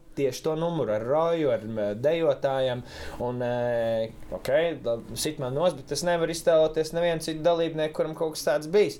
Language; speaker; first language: Latvian; native; Latvian